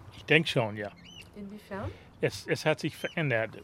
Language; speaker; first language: German; native; German